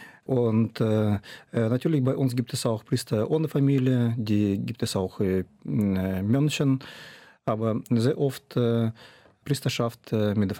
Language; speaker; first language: German; non-native, fluent; Russian